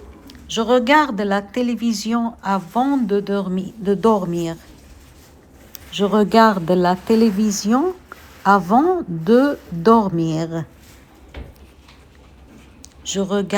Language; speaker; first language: French; non-native, fluent; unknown